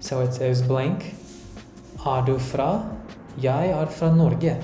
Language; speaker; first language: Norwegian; non-native, learner; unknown